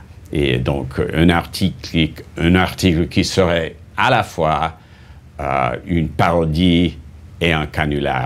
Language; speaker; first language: French; non-native, fluent; English